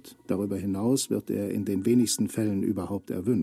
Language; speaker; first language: German; native; German